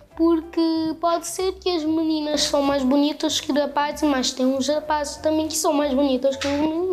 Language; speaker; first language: Portuguese; non-native, local second language; Kabuverdianu